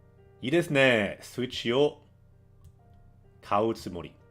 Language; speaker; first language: Japanese; non-native, learner; English